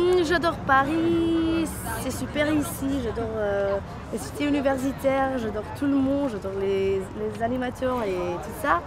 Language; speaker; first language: French; non-native, learner; Macedonian